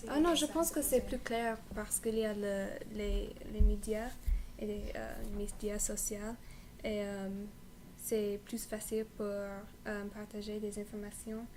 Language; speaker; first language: French; non-native, learner; English